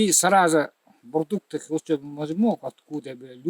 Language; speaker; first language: Russian; non-native, local second language; Yakut